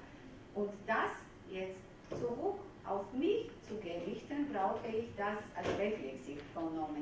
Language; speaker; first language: German; non-native, fluent; Georgian